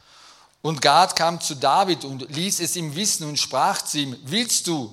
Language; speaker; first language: German; native; German